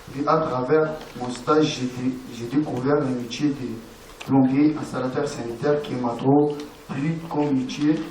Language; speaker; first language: French; non-native, local second language; Arabic